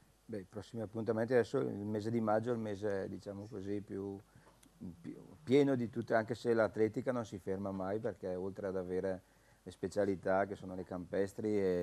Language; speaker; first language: Italian; native; Italian